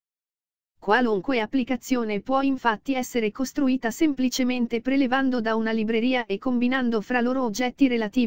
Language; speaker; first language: Italian; native; Italian